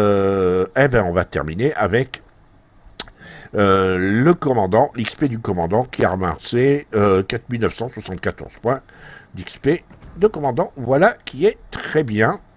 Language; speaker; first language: French; native; French